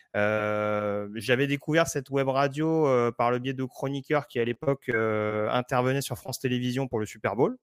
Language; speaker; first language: French; native; French